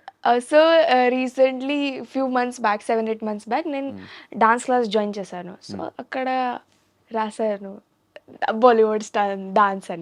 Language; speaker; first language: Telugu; non-native, learner; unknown